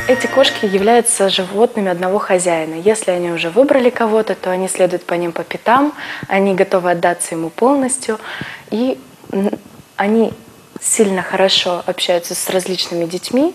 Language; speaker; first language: Russian; native; Russian